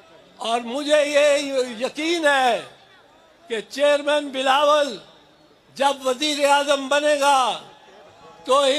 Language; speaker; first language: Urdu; non-native, local second language; Punjabi